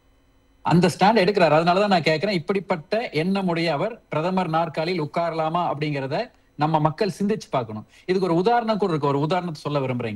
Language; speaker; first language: Tamil; native; Tamil